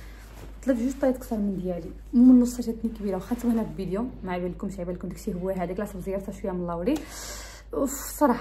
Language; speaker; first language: Arabic; early bilingual, heritage; Arabic